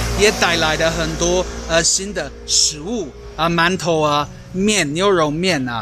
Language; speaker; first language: Chinese; non-native, fluent; English